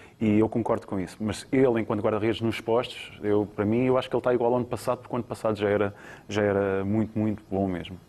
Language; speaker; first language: Portuguese; native; Portuguese